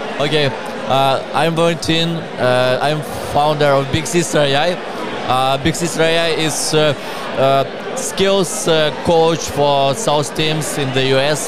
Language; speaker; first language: English; non-native, learner; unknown